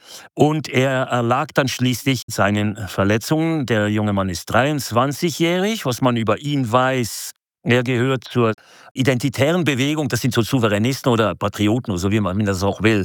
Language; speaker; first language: German; native; German